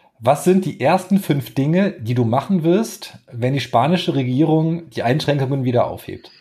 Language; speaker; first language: German; native; German